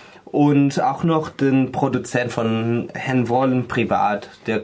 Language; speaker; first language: German; non-native, fluent; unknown